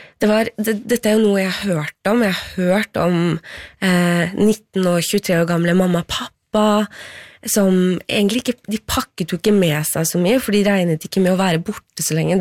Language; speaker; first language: Norwegian; early bilingual, other home language; Persian